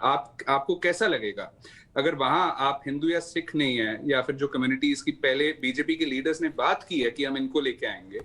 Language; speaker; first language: Hindi; non-native, local second language; Punjabi